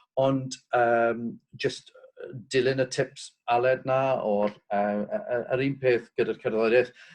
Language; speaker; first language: Welsh; non-native, local second language; English